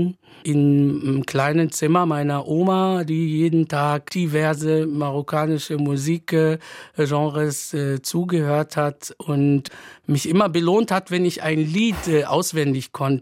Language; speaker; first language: German; non-native, fluent; Arabic